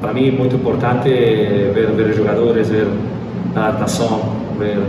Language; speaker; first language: Portuguese; non-native, learner; Spanish